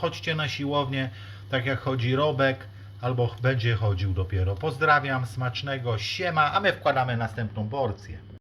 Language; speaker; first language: Polish; native; Polish